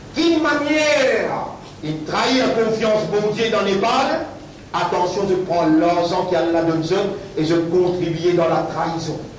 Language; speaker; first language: French; non-native, local second language; Morisyen